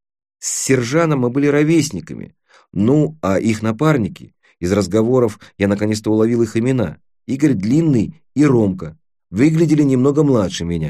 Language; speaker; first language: Russian; native; Russian